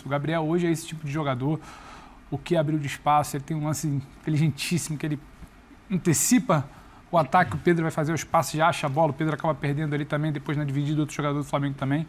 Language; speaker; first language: Portuguese; native; Portuguese